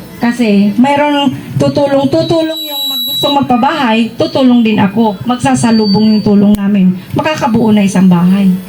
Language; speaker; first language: Filipino; non-native, local second language; Iloko